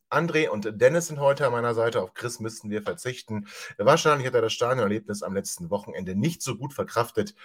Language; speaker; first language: German; native; German